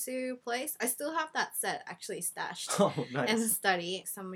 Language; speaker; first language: English; non-native, local second language; Cantonese